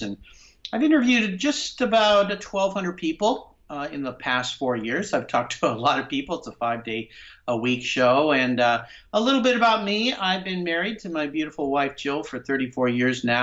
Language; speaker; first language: English; native; English